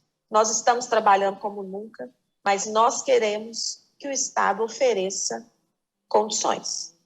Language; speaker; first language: Portuguese; native; Portuguese